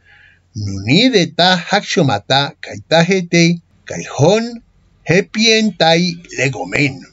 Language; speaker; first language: Greek; non-native, fluent; Spanish